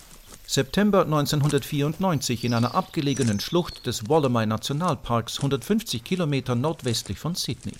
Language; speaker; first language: German; native; German